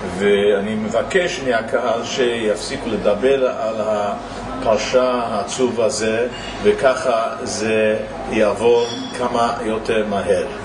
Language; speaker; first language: Hebrew; non-native, fluent; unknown